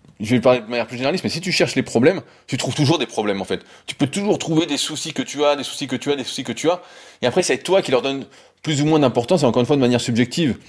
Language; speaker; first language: French; native; French